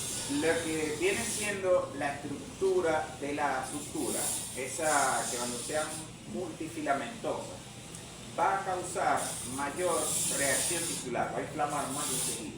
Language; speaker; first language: Spanish; native; Spanish